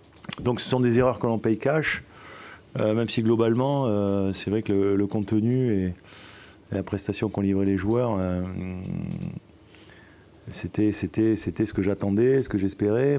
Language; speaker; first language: French; native; French